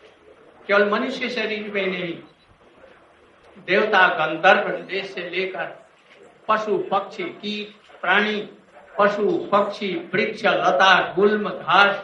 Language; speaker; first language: Hindi; native; Hindi